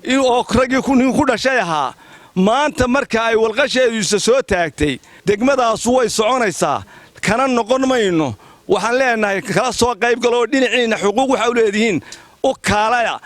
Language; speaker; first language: Somali; native; Somali